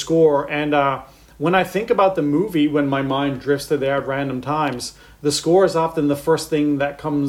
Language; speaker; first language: English; native; English